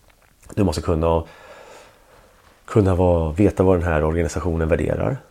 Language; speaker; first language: Swedish; native; Swedish